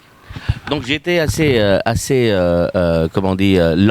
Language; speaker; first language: French; non-native, fluent; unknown